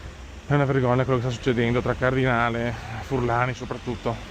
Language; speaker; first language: Italian; native; Italian